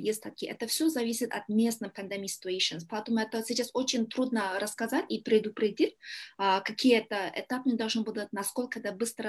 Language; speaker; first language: Russian; non-native, learner; Kyrgyz